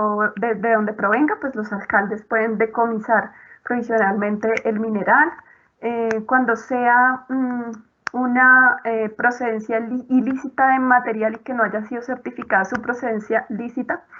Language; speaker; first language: Spanish; native; Spanish